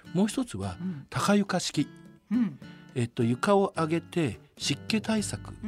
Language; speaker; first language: Japanese; native; Japanese